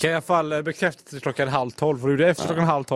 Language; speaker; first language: Swedish; native; Swedish